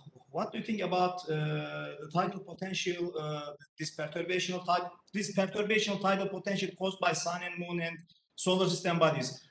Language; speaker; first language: English; non-native, fluent; Turkish